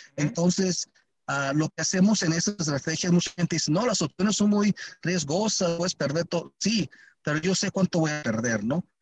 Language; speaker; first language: Spanish; early bilingual, heritage; Spanish